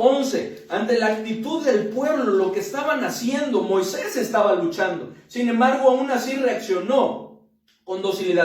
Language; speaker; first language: Spanish; native; Spanish